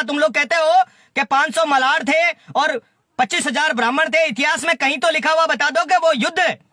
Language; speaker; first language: Hindi; native; Hindi